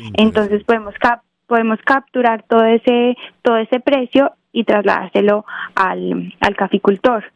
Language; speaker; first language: Spanish; native; Spanish